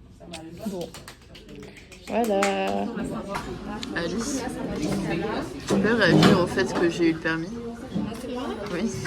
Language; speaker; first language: French; native; French